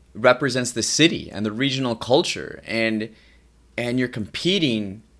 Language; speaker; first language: English; native; English